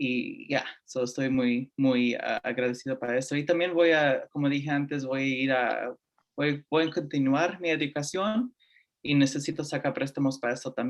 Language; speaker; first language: Spanish; early bilingual, heritage; Spanish